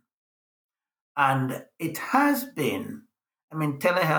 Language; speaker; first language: English; non-native, local second language; Igbo